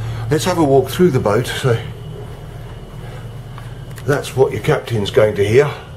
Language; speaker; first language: English; native; English